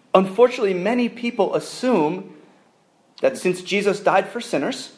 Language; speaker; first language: English; native; English